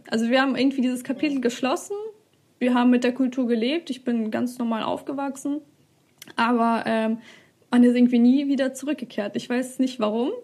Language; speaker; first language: German; early bilingual, other home language; Russian